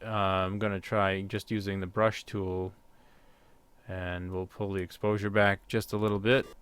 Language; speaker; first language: English; native; English